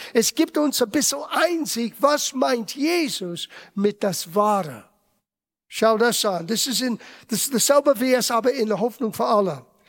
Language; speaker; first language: German; non-native, fluent; English